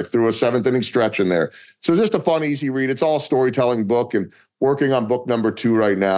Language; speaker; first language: English; native; English